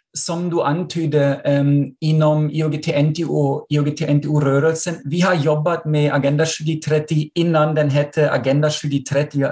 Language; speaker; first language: Swedish; non-native, fluent; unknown